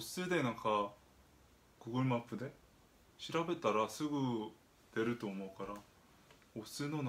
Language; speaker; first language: Japanese; non-native, fluent; Korean